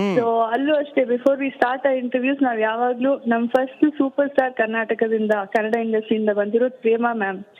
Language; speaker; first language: Kannada; non-native, local second language; Kodava